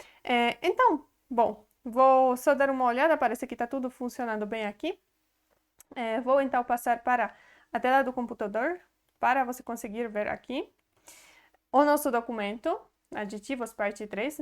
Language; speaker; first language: Portuguese; non-native, fluent; Polish